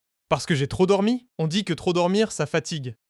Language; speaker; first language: French; native; French